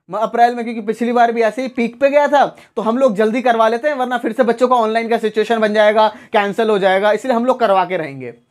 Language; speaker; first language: Hindi; native; Hindi